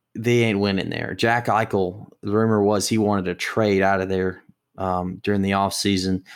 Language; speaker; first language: English; native; English